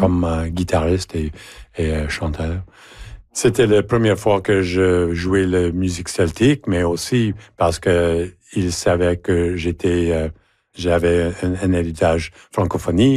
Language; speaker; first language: French; native; French